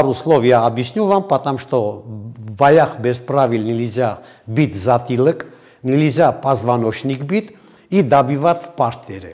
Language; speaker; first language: Russian; non-native, fluent; Armenian